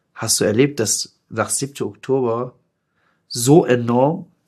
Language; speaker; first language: German; non-native, fluent; Persian